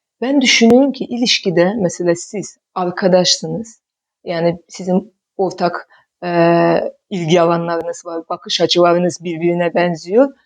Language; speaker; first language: Turkish; non-native, fluent; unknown